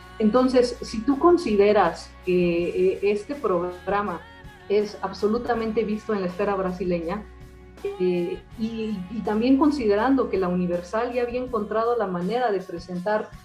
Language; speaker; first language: Spanish; native; Spanish